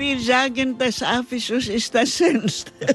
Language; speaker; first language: German; non-native, learner; Greek